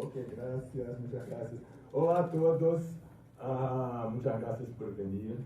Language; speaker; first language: Spanish; non-native, fluent; Portuguese